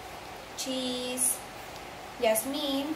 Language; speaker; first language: English; non-native, learner; Spanish